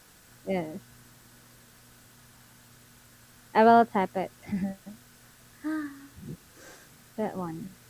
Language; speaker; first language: English; non-native, local second language; Filipino